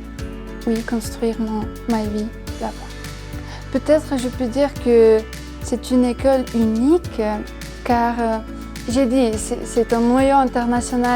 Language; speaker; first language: French; non-native, fluent; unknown